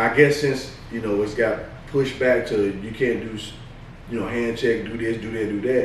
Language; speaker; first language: English; native; English